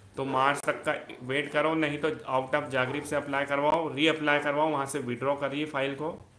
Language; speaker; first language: Hindi; native; Hindi